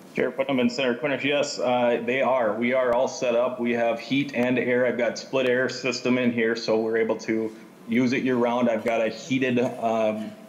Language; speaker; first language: English; native; English